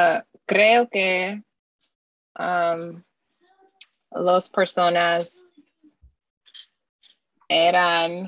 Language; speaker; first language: Spanish; non-native, learner; English